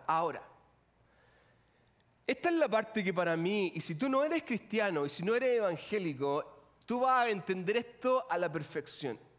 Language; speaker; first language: Spanish; native; Spanish